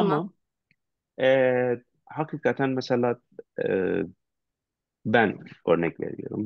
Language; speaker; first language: Turkish; non-native, learner; Persian